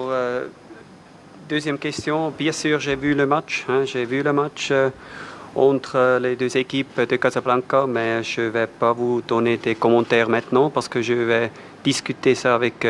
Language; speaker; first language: French; non-native, fluent; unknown